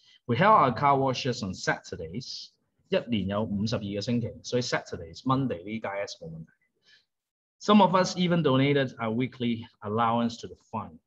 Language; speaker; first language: English; non-native, local second language; Cantonese